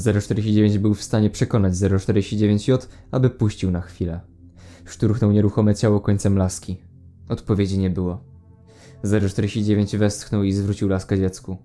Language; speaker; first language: Polish; native; Polish